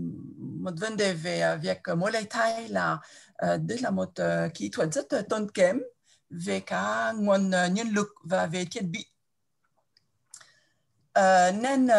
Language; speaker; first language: Vietnamese; non-native, fluent; French